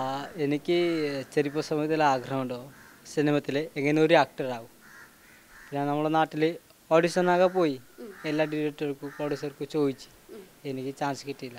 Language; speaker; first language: Malayalam; non-native, local second language; Odia